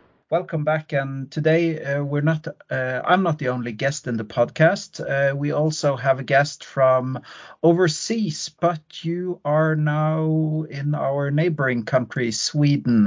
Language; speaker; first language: English; non-native, fluent; Norwegian